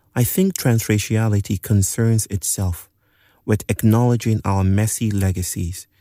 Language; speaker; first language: English; non-native, local second language; Yoruba